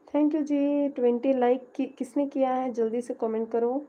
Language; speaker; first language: Hindi; non-native, local second language; Urdu